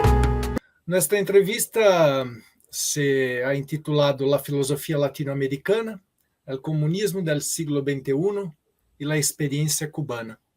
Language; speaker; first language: Spanish; non-native, learner; Portuguese